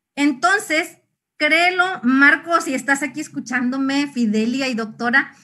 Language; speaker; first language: Spanish; native; Spanish